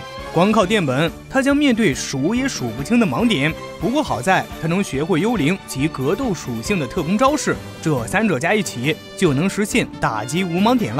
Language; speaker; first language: Chinese; native; Chinese